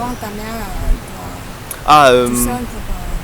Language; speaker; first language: French; non-native, learner; Vietnamese